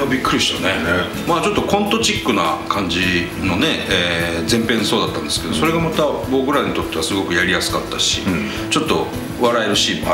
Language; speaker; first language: Japanese; native; Japanese